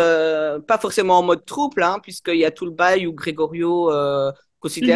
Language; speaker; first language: French; native; French